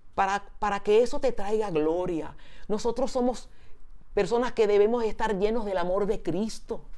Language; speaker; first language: Spanish; early bilingual, heritage; Spanish